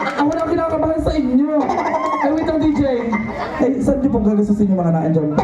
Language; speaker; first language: Filipino; native; Filipino